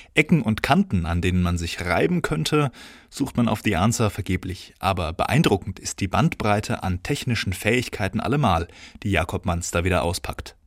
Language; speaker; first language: German; native; German